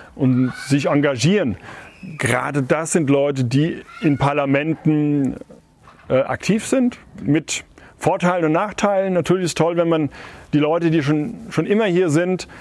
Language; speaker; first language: German; native; German